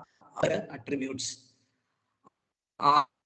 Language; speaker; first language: English; non-native, local second language; Telugu